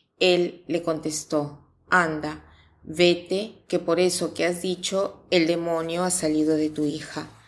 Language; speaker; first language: Spanish; non-native, fluent; Italian